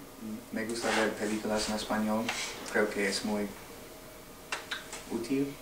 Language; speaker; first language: Spanish; non-native, learner; English